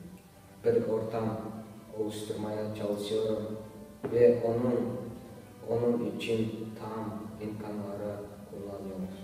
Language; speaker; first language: Turkish; non-native, learner; Kazakh